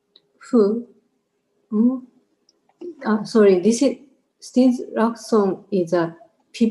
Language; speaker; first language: English; non-native, learner; Japanese